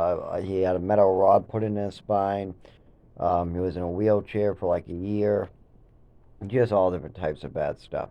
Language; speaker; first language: English; native; English